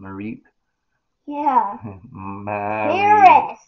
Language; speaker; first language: English; native; English